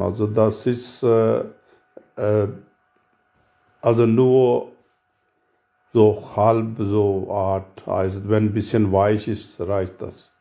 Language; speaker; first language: German; non-native, learner; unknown